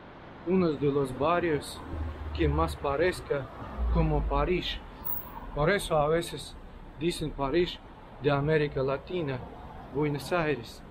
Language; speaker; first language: Spanish; non-native, fluent; Russian